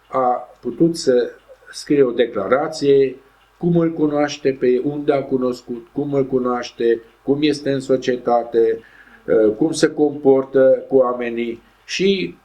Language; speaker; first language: Romanian; non-native, local second language; Hungarian